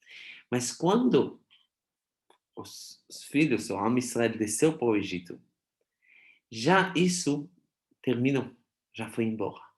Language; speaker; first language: Portuguese; non-native, fluent; Hebrew